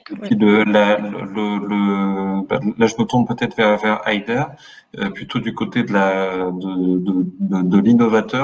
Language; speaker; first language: French; native; French